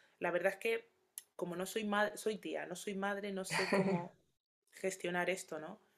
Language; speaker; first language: Spanish; early bilingual, other home language; Yoruba